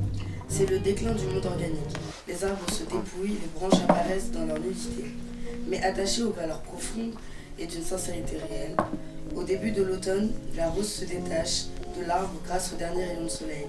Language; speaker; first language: French; native; French